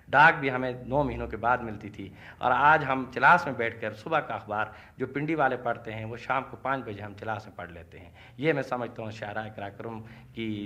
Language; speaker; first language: Urdu; non-native, local second language; Shina